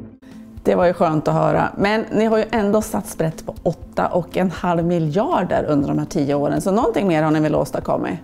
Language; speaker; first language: Swedish; native; Swedish